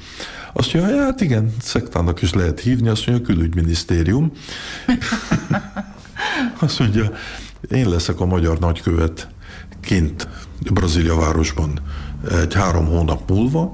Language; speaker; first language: Hungarian; early bilingual, heritage; Hungarian